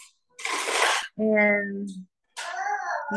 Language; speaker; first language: English; non-native, learner; Spanish